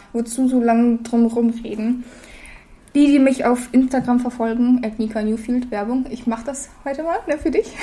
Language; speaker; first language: German; early bilingual, other home language; Russian